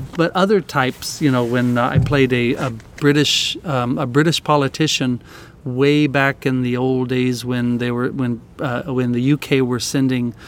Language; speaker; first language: English; native; English